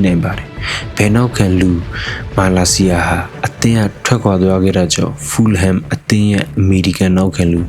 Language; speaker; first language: Burmese; native; Burmese